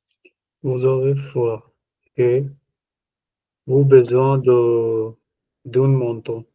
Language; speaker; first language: French; non-native, learner; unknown